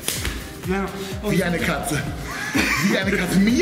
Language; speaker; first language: German; native; German